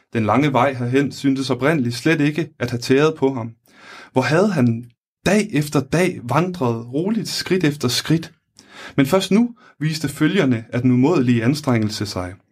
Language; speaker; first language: Danish; native; Danish